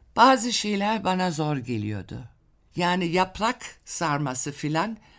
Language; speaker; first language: Turkish; non-native, fluent; German